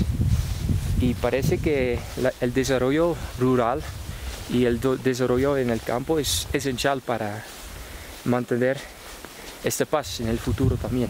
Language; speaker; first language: Spanish; non-native, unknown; Dutch